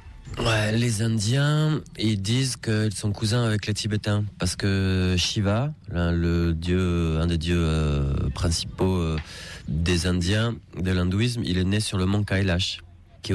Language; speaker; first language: French; native; French